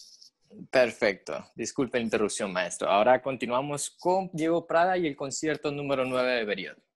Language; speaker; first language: Spanish; native; Spanish